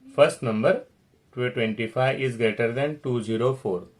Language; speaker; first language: Hindi; non-native, local second language; Marathi